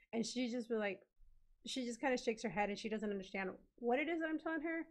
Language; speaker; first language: English; native; English